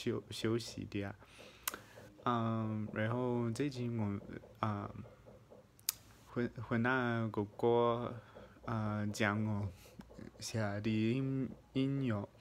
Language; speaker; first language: Chinese; non-native, fluent; English